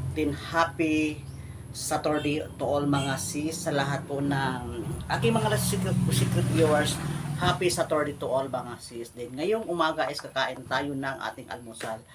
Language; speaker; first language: Filipino; native; Filipino